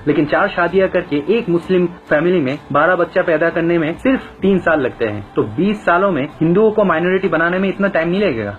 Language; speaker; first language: Urdu; non-native, fluent; Bangla